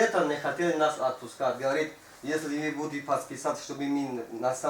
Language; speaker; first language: Russian; non-native, learner; Tajik